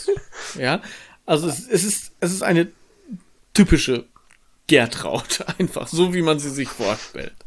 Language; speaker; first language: German; native; German